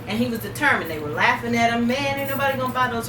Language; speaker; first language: English; native; English